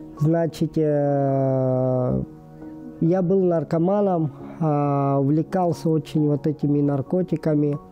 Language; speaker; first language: Russian; native; Russian